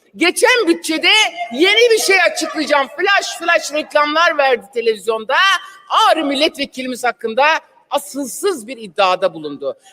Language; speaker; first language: Turkish; non-native, local second language; Kurdish